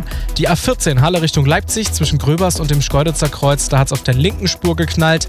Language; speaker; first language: German; native; German